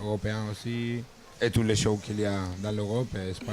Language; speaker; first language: French; non-native, learner; Spanish